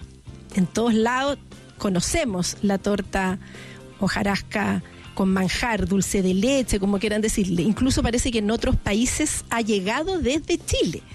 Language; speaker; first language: Spanish; native; Spanish